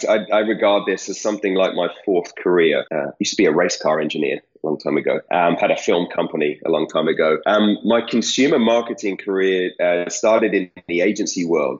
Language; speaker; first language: English; native; English